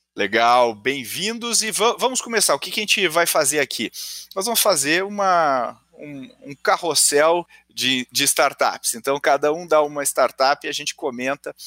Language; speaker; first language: Portuguese; native; Portuguese